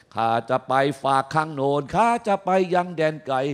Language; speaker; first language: Thai; native; Thai